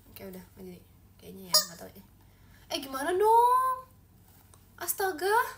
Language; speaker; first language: Indonesian; native; Indonesian